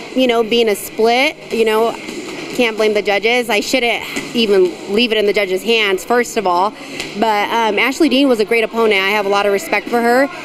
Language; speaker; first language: English; native; English